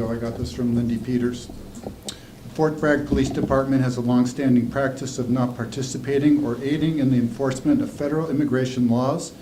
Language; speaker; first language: English; early bilingual, other home language; Spanish